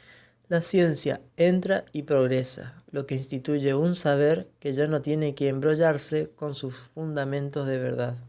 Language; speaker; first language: Spanish; native; Spanish